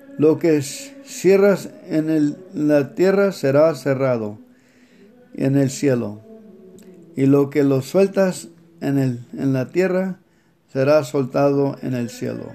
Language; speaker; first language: Spanish; early bilingual, heritage; Spanish